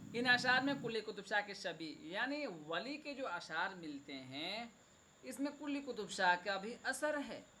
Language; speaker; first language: Urdu; native; Urdu